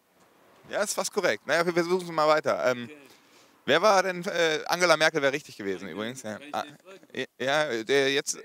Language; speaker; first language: German; native; German